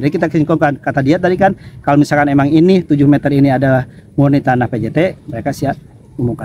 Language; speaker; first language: Indonesian; non-native, local second language; Sundanese